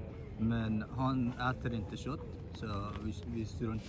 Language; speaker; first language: Swedish; early bilingual, other home language; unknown